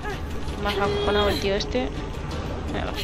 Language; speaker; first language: Spanish; native; Spanish